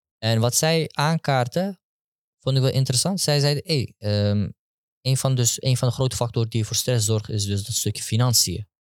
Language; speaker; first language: Dutch; early bilingual, other home language; Turkish